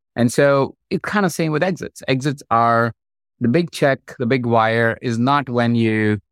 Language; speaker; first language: English; non-native, local second language; Hindi